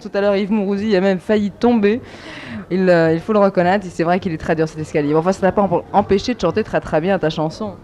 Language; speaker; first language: French; native; French